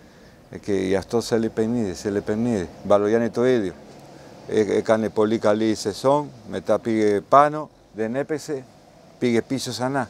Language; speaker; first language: Greek; non-native, learner; Spanish